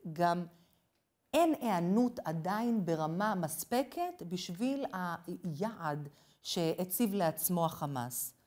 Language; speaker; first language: Hebrew; non-native, fluent; English